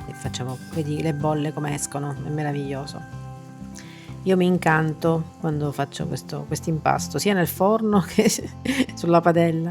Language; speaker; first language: Italian; native; Italian